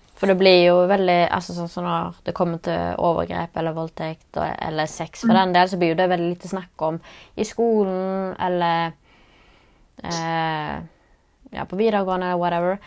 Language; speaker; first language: Norwegian; native; Norwegian